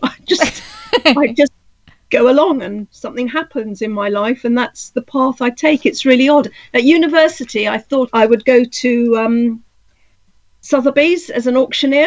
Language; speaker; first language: English; native; English